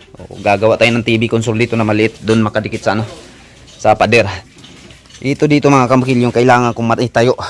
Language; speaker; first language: Filipino; non-native, local second language; Cebuano